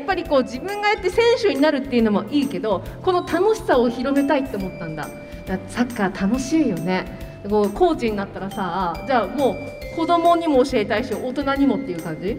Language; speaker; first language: Japanese; native; Japanese